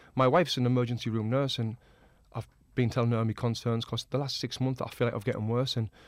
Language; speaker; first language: English; native; English